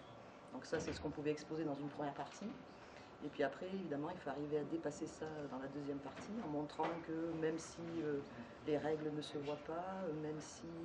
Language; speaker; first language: French; native; French